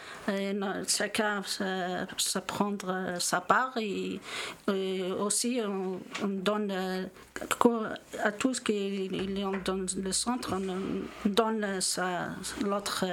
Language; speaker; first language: French; non-native, learner; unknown